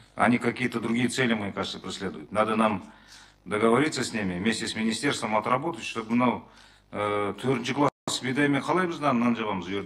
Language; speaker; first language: Russian; non-native, local second language; Kazakh